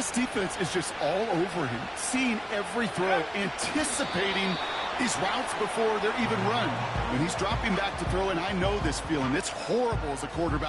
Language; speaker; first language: English; native; English